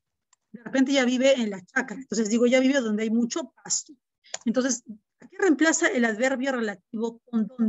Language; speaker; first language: Spanish; native; Spanish